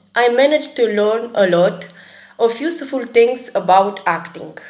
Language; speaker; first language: English; non-native, fluent; Romanian